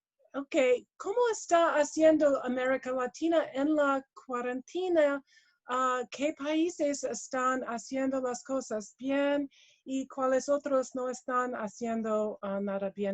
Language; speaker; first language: Spanish; non-native, learner; English